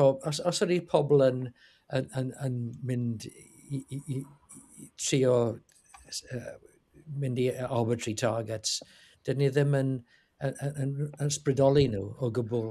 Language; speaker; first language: Welsh; non-native, learner; English